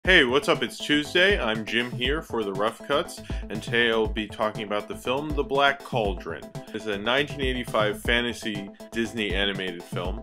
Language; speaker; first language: English; native; English